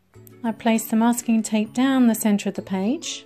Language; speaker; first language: English; native; English